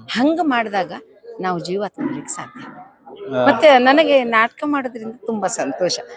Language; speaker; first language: Kannada; non-native, local second language; Marathi